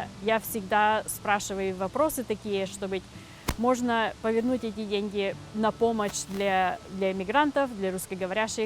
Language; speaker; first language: Russian; early bilingual, heritage; Russian